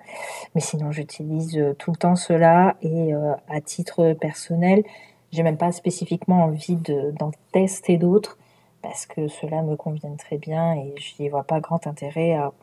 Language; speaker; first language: French; native; French